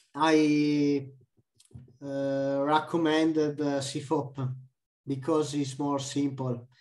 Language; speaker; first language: English; non-native, learner; Italian